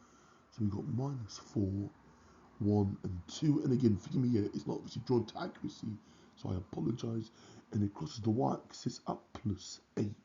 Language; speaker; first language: English; native; English